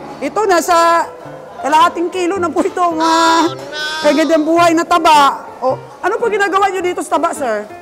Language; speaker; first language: Filipino; non-native, local second language; Cebuano